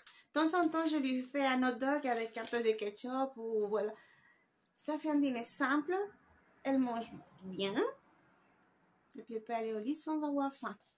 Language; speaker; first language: French; non-native, fluent; Spanish